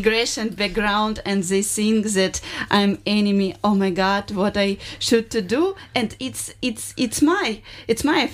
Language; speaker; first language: English; non-native, learner; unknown